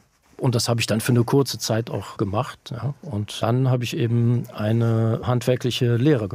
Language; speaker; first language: German; native; German